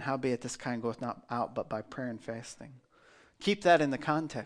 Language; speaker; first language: English; native; English